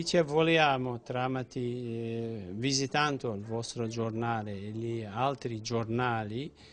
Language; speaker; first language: Italian; non-native, fluent; Central Kurdish